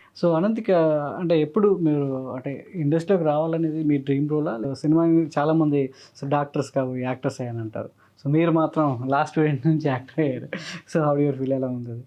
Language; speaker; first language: Telugu; native; Telugu